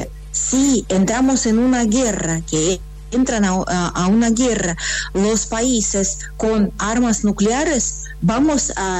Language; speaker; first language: Spanish; non-native, fluent; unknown